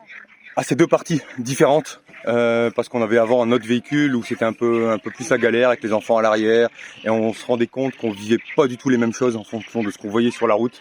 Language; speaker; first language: French; native; French